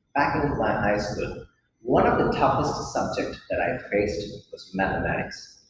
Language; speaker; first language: English; non-native, local second language; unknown